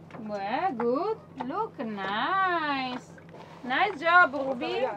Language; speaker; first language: English; non-native, learner; Italian